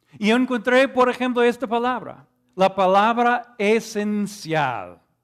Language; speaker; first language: Spanish; non-native, fluent; English